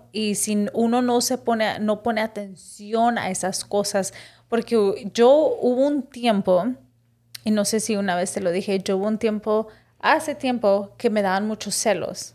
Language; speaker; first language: Spanish; early bilingual, heritage; Spanish